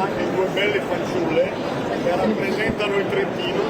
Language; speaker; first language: Italian; native; Italian